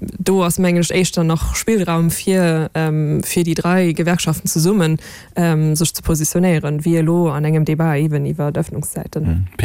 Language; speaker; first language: Luxembourgish; native; Luxembourgish